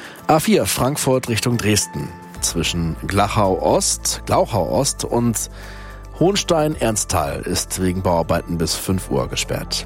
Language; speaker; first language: German; native; German